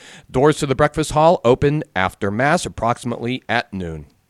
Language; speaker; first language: English; native; English